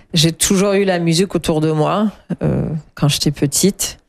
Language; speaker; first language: French; non-native, fluent; German